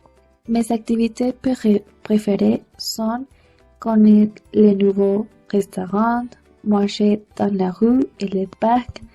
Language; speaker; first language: French; non-native, learner; Spanish